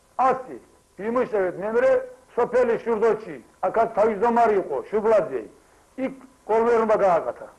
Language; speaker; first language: Georgian; non-native, local second language; Turkish